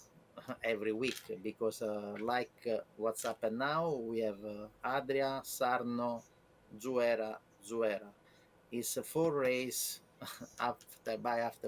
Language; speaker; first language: English; non-native, learner; Italian